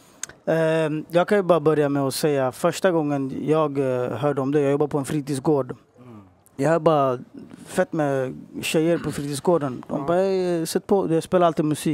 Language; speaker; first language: Swedish; native; Swedish